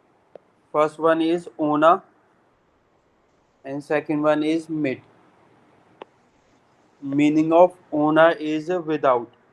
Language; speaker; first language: English; non-native, local second language; Hindi